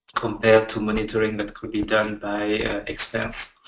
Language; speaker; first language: English; non-native, fluent; French